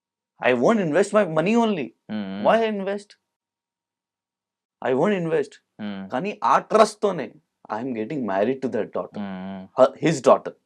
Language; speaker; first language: Telugu; non-native, local second language; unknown